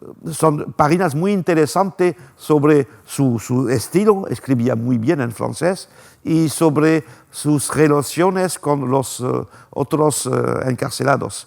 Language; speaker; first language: Spanish; non-native, fluent; French